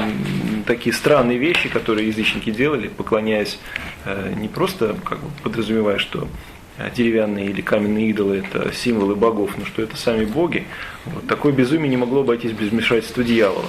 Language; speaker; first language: Russian; native; Russian